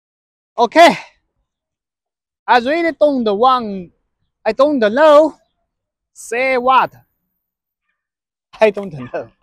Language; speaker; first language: English; non-native, learner; Chinese